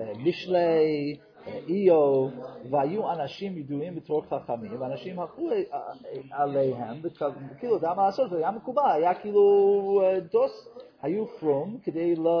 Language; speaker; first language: Hebrew; non-native, fluent; English